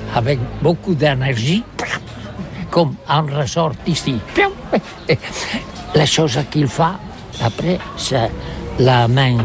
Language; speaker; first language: French; non-native, learner; Catalan